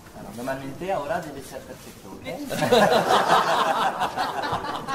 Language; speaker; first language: Spanish; non-native, learner; French